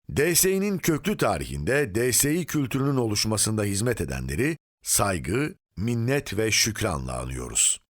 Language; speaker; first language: Turkish; native; Turkish